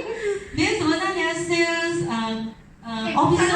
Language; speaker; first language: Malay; non-native, local second language; Chinese